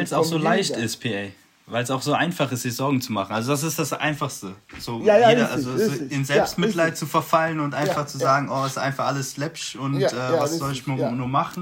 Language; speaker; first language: German; native; German